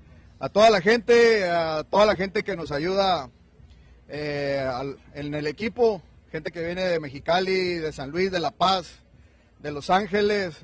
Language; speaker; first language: Spanish; native; Spanish